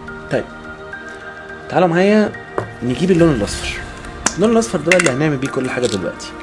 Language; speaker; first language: Arabic; native; Arabic